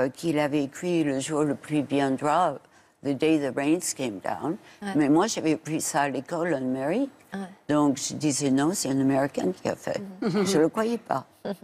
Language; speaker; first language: French; non-native, fluent; English